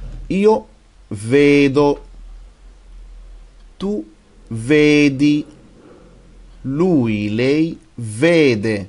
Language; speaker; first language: Italian; non-native, fluent; Arabic